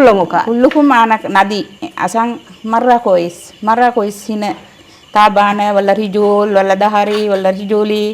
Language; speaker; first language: Arabic; non-native, learner; Sinhala